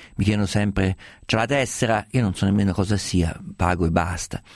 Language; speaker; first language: Italian; native; Italian